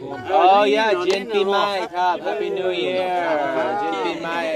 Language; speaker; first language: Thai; non-native, learner; English